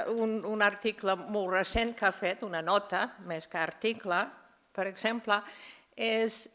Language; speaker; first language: Catalan; non-native, fluent; English